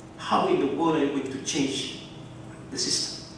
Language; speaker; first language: English; non-native, local second language; Malay